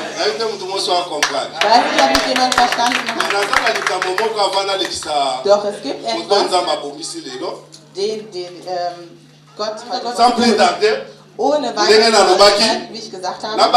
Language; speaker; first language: German; non-native, fluent; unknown